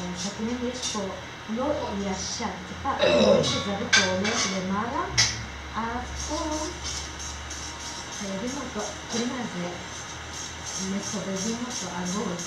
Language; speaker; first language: Hebrew; non-native, learner; Russian